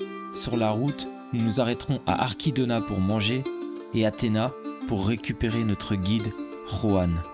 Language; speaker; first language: French; native; French